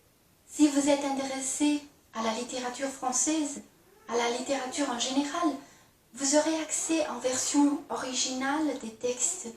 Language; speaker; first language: French; non-native, fluent; Chinese